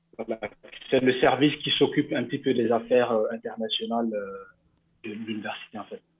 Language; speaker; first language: French; non-native, local second language; Mossi